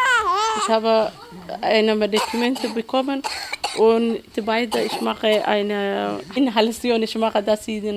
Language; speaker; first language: German; non-native, learner; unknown